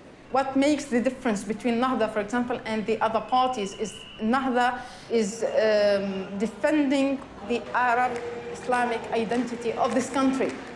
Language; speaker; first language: English; non-native, fluent; Arabic